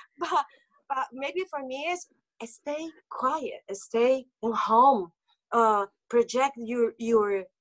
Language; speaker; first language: English; non-native, local second language; Spanish